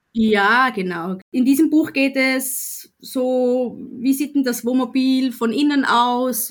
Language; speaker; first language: German; native; German